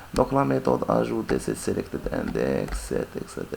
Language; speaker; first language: French; non-native, local second language; Arabic